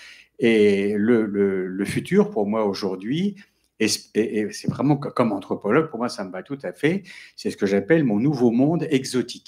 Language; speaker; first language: French; native; French